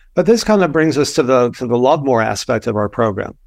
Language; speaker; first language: English; native; English